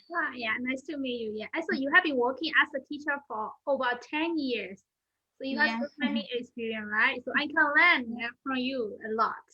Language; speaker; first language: English; non-native, learner; Burmese